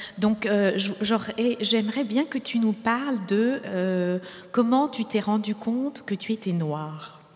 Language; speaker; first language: French; early bilingual, other home language; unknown